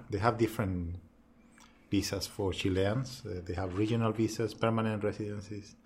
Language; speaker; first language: English; non-native, fluent; Spanish